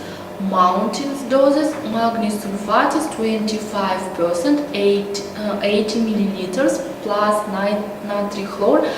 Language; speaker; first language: English; non-native, learner; Russian